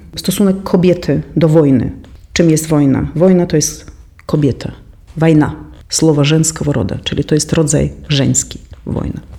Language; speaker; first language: Polish; non-native, fluent; Russian